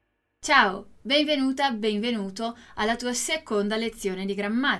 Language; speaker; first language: Italian; non-native, fluent; Portuguese